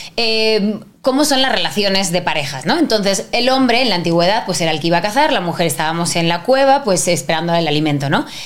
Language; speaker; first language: Spanish; native; Spanish